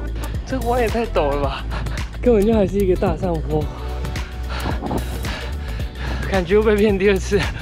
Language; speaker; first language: Chinese; native; Chinese